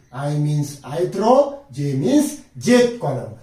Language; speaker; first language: English; non-native, local second language; Marathi